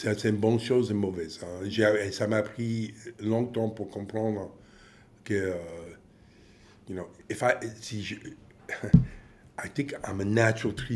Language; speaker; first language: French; non-native, fluent; English